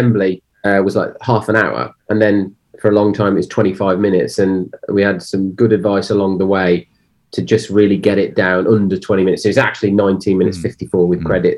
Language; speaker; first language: English; native; English